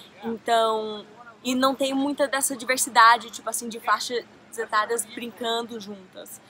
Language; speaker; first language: Portuguese; early bilingual, heritage; Portuguese